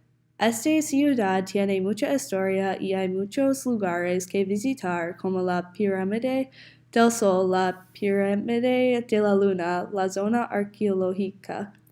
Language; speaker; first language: Spanish; non-native, learner; English